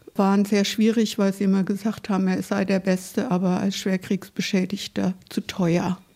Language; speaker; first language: German; native; German